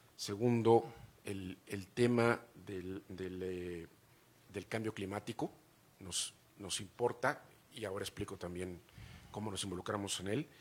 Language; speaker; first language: Spanish; native; Spanish